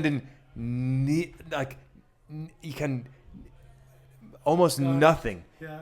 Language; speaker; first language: German; non-native, learner; English